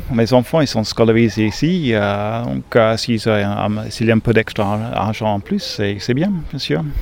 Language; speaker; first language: French; non-native, fluent; English